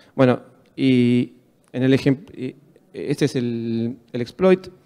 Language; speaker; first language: Spanish; native; Spanish